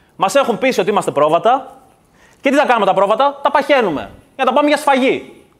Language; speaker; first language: Greek; early bilingual, other home language; Kurdish